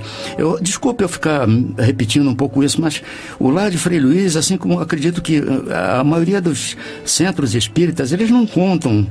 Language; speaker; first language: Portuguese; native; Portuguese